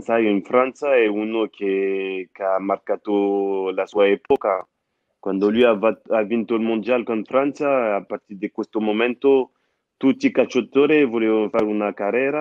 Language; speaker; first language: Italian; non-native, fluent; French